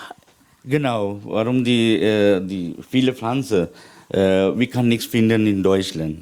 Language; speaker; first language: German; non-native, learner; Sinhala